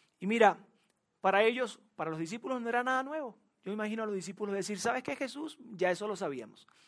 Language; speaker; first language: Spanish; native; Spanish